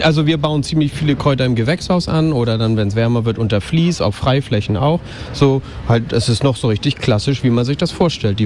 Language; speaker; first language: German; native; German